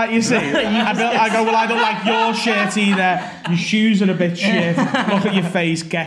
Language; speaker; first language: English; native; English